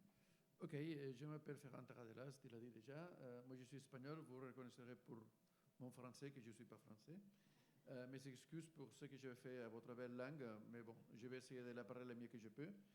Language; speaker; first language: French; non-native, fluent; Spanish